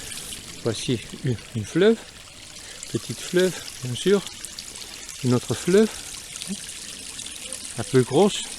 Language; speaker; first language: French; non-native, fluent; Spanish